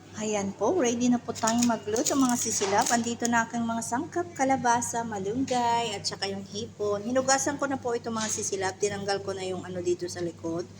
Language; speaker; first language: Filipino; non-native, local second language; Iloko